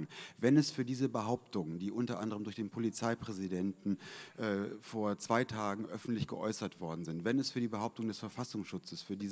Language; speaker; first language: German; native; German